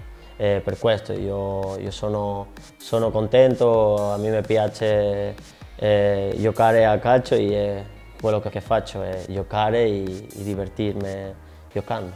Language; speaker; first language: Italian; non-native, fluent; Spanish